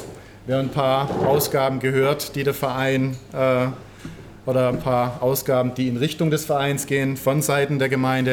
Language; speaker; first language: German; native; German